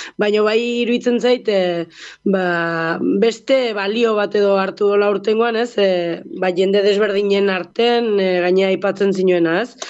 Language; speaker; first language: Basque; native; Basque